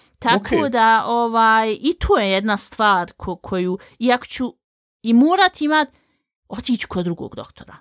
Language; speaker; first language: Bosnian; early bilingual, heritage; Bosnian